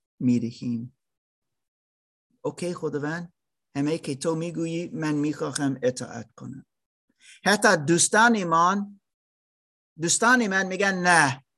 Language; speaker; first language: Persian; non-native, learner; German